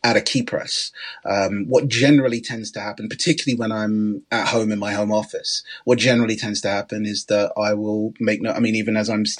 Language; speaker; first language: English; native; English